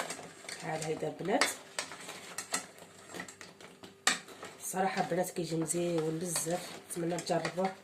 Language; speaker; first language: Arabic; native; Arabic